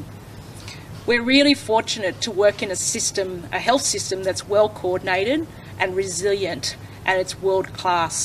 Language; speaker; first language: English; native; English